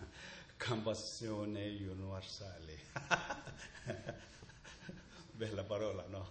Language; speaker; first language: Italian; non-native, learner; Tibetan